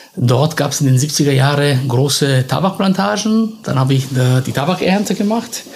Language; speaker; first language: German; non-native, fluent; Italian